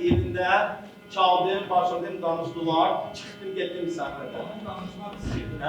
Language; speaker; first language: Turkish; non-native, learner; Azerbaijani